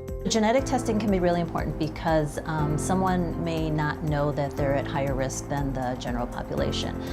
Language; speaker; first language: English; native; English